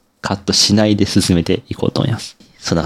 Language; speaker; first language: Japanese; native; Japanese